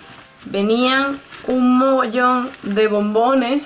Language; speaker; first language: Spanish; native; Spanish